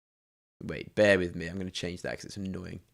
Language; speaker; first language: English; native; English